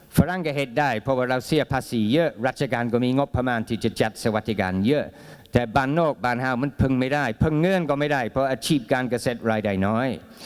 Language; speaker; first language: Thai; non-native, fluent; English